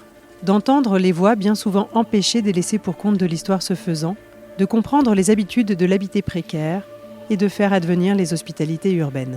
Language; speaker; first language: French; native; French